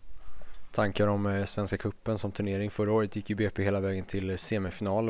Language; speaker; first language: Swedish; native; Swedish